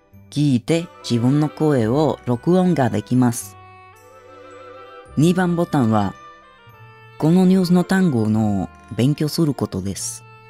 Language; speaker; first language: Japanese; non-native, learner; Spanish